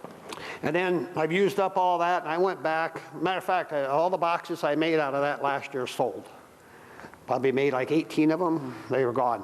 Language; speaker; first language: English; native; English